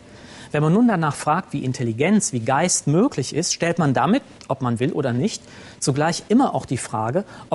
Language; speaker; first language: German; native; German